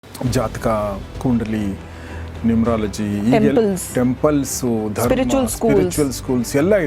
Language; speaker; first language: Kannada; native; Kannada